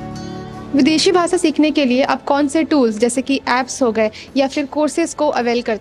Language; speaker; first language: Hindi; native; Hindi